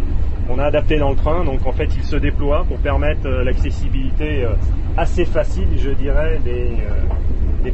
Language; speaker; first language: French; native; French